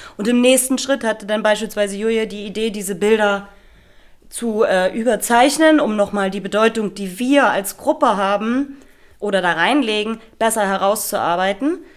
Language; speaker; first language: German; native; German